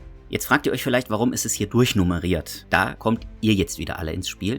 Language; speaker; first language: German; native; German